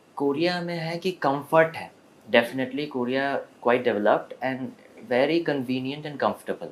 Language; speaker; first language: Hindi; early bilingual, other home language; Korean